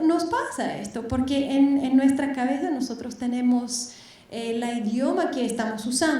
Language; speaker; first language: Spanish; non-native, fluent; Bulgarian